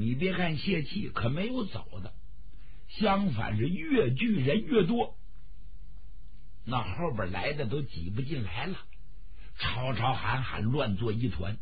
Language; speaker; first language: Chinese; native; Chinese